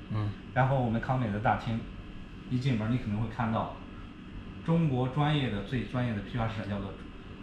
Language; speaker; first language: Chinese; native; Chinese